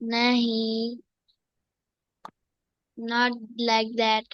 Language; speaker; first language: English; non-native, local second language; Urdu